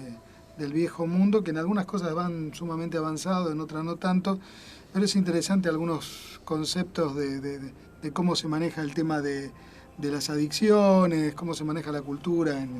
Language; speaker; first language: Spanish; native; Spanish